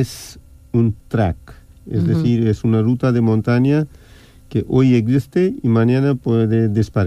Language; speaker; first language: Spanish; non-native, fluent; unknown